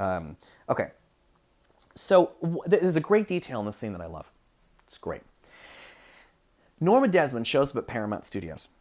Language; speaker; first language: English; native; English